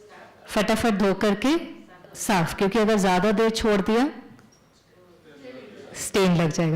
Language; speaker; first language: Hindi; native; Hindi